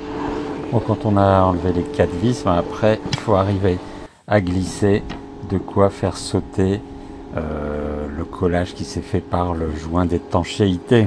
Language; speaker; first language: French; native; French